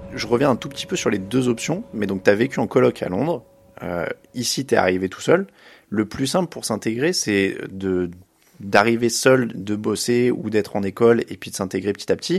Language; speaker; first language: French; native; French